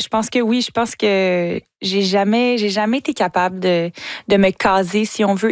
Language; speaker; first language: French; native; French